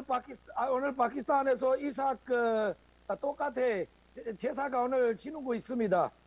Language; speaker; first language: Korean; non-native, learner; Urdu